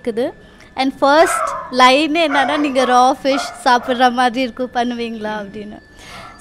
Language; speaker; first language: Tamil; early bilingual, heritage; Tamil